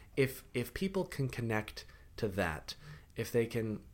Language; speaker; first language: English; native; English